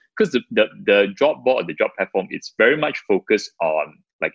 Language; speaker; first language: English; non-native, local second language; Chinese